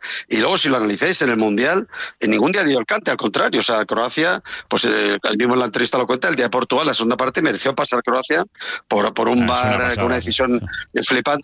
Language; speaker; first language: Spanish; native; Spanish